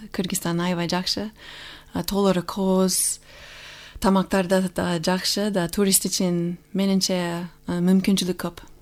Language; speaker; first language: Kyrgyz; non-native, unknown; English